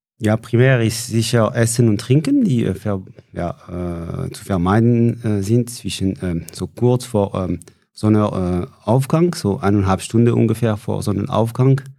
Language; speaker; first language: German; non-native, fluent; French